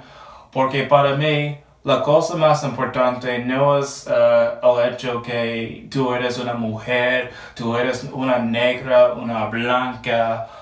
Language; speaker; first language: Spanish; non-native, learner; English